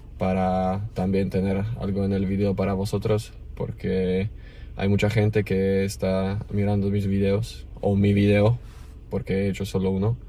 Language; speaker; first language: Spanish; non-native, learner; Slovak